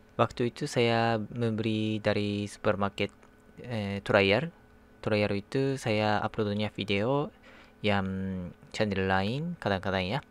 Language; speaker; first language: Indonesian; non-native, learner; Japanese